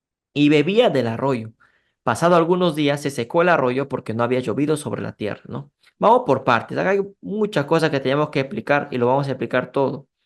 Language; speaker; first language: Spanish; native; Spanish